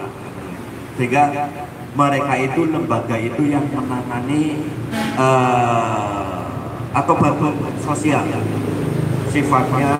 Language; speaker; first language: Indonesian; native; Indonesian